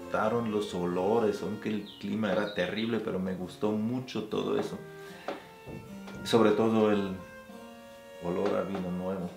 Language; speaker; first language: Spanish; non-native, fluent; German